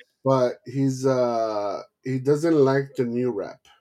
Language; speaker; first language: English; early bilingual, other home language; Spanish